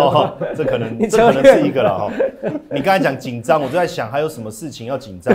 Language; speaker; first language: Chinese; native; Chinese